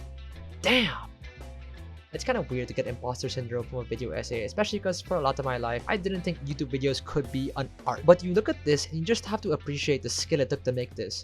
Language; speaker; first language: English; native; English